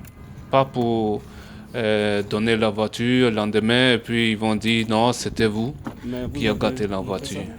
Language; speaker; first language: French; early bilingual, heritage; French